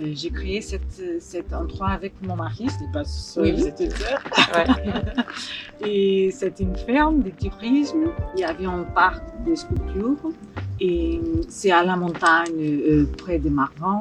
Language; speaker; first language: French; non-native, learner; Portuguese